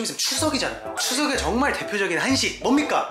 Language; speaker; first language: Korean; native; Korean